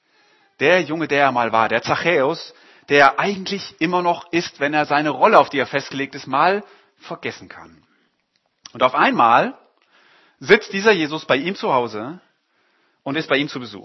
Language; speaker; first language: German; native; German